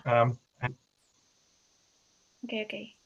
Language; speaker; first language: English; non-native, fluent; Indonesian